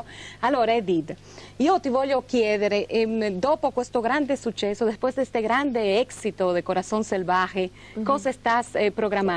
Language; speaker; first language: Italian; non-native, fluent; Spanish